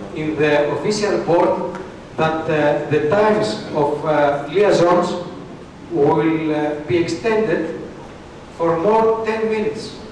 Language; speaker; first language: English; non-native, fluent; Greek